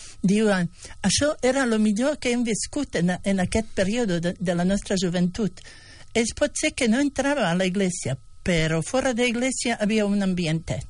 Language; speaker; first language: Catalan; non-native, fluent; Bosnian